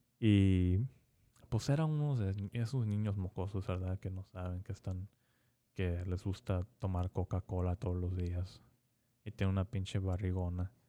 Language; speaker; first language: Spanish; early bilingual, heritage; Spanish